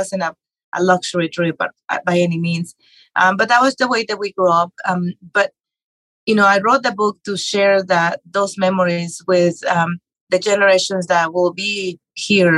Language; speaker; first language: English; non-native, fluent; Spanish